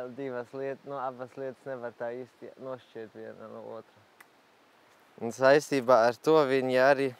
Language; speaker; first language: Latvian; non-native, fluent; German